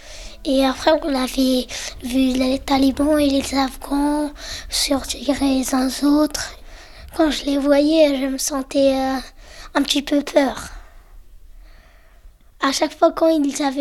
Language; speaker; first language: French; non-native, learner; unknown